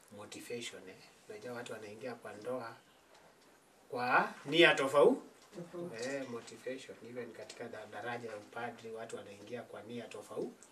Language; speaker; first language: Swahili; non-native, local second language; Kalenjin